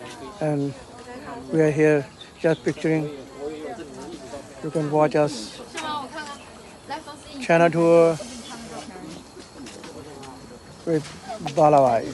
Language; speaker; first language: English; non-native, learner; Urdu